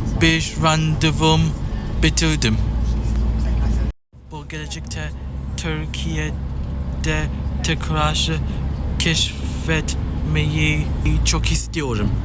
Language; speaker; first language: Turkish; non-native, learner; English